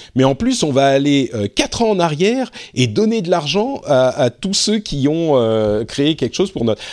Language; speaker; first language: French; native; French